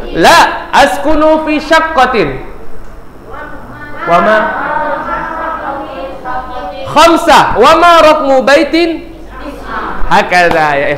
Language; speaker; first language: Arabic; non-native, fluent; Indonesian